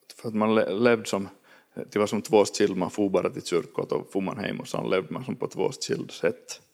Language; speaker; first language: Swedish; native; Swedish